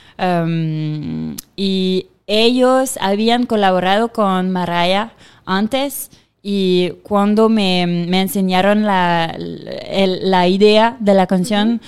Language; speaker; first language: Spanish; non-native, fluent; French